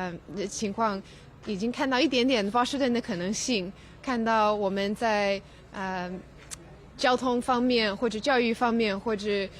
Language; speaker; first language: Chinese; early bilingual, heritage; English